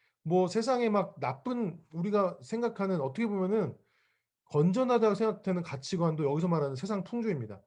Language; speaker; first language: Korean; native; Korean